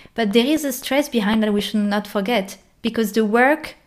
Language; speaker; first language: English; non-native, fluent; French